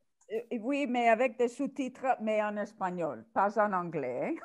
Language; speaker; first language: French; non-native, learner; Spanish